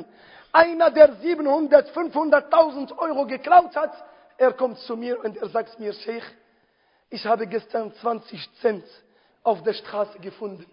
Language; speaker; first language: German; non-native, fluent; Arabic